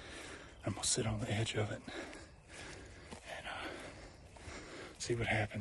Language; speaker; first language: English; native; English